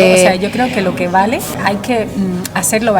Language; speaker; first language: Spanish; native; Spanish